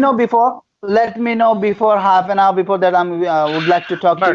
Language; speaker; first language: English; non-native, fluent; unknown